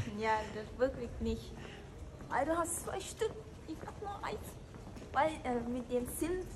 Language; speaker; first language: German; non-native, learner; Thai